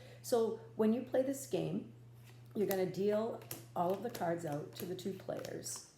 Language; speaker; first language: English; native; English